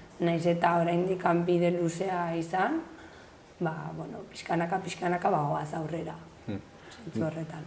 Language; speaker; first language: Basque; non-native, local second language; Spanish